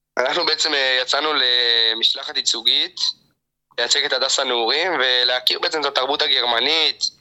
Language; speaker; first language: Hebrew; native; Hebrew